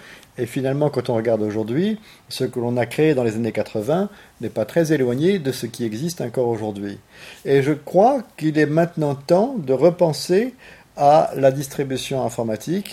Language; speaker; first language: French; native; French